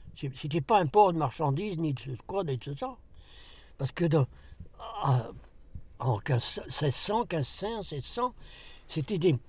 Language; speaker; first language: French; native; French